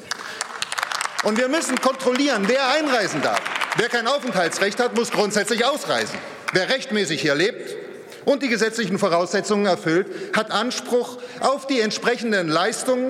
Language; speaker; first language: German; native; German